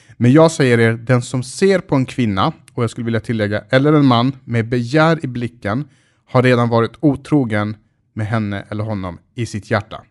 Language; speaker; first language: Swedish; early bilingual, other home language; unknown